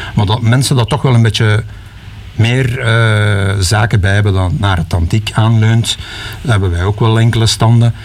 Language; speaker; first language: Dutch; native; Dutch